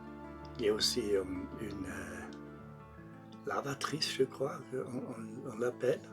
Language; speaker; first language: French; non-native, local second language; German